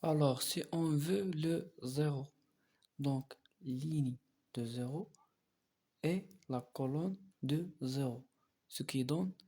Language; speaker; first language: French; non-native, local second language; Arabic